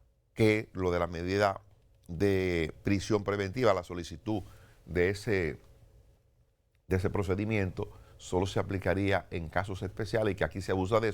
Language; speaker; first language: Spanish; native; Spanish